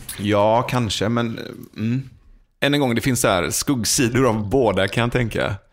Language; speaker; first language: Swedish; early bilingual, other home language; Persian